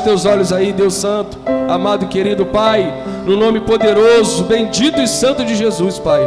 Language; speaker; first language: Portuguese; native; Portuguese